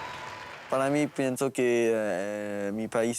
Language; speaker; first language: Spanish; non-native, learner; French